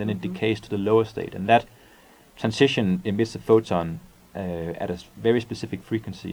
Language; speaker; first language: English; non-native, fluent; Danish